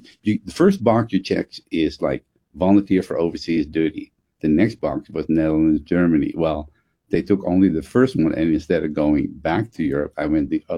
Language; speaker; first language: English; non-native, fluent; Dutch